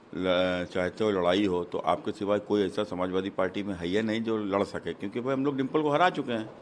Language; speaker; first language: Hindi; native; Hindi